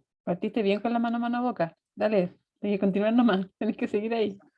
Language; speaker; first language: Spanish; native; Spanish